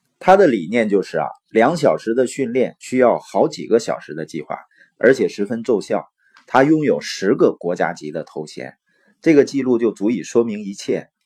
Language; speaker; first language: Chinese; native; Chinese